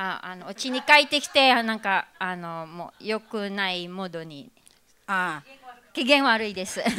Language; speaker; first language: Japanese; non-native, fluent; Filipino